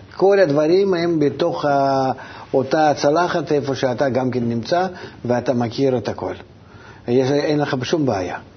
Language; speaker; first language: Hebrew; non-native, fluent; Russian